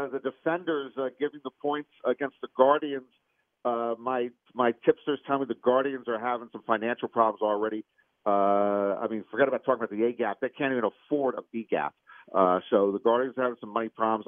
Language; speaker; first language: English; native; English